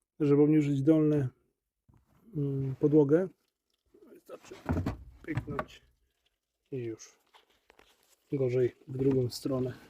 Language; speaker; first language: Polish; native; Polish